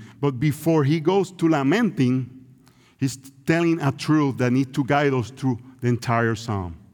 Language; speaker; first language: English; non-native, local second language; Spanish